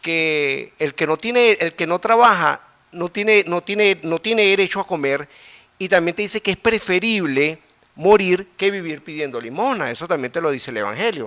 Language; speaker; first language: Spanish; native; Spanish